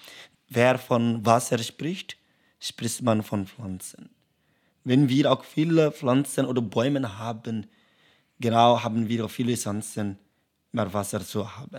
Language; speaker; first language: German; non-native, learner; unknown